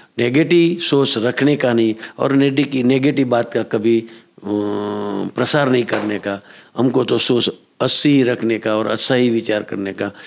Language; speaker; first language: Hindi; non-native, local second language; Gujarati